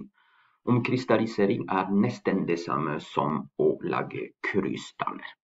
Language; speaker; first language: Norwegian; non-native, fluent; French